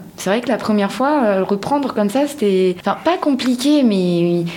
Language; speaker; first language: French; non-native, local second language; Malagasy